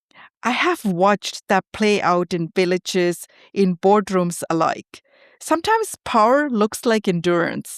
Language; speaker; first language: English; non-native, fluent; Tamil